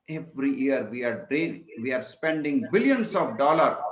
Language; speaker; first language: English; non-native, local second language; Hindi